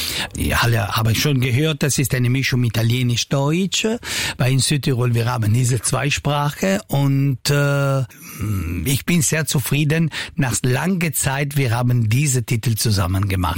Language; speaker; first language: German; non-native, local second language; Italian